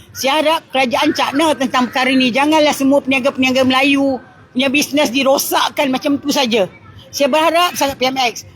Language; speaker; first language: Malay; native; Malay